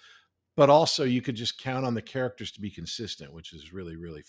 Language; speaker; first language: English; native; English